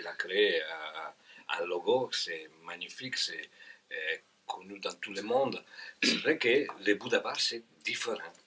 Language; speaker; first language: French; non-native, fluent; Italian